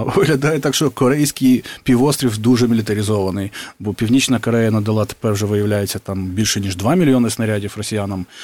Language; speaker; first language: Ukrainian; native; Ukrainian